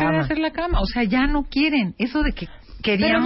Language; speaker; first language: Spanish; native; Spanish